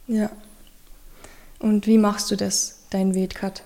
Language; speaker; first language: German; native; German